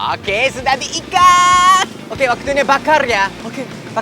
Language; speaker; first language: Indonesian; non-native, learner; Japanese